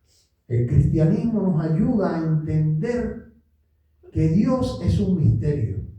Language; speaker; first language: Spanish; native; Spanish